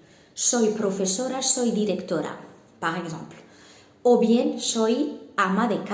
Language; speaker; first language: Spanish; non-native, fluent; Arabic